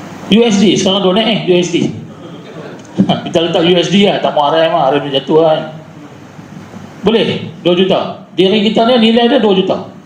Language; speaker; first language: Malay; native; Malay